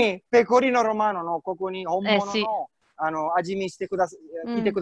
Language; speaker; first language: Japanese; non-native, fluent; Italian